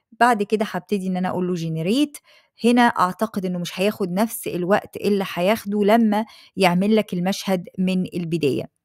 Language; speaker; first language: Arabic; native; Arabic